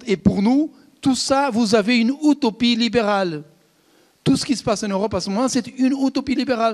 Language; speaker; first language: French; non-native, fluent; Portuguese